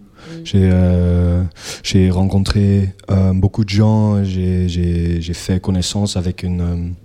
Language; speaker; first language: French; non-native, local second language; Dutch